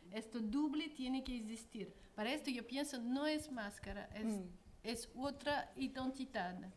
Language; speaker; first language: Spanish; non-native, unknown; Russian